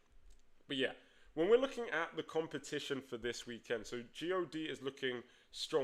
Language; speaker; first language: English; native; English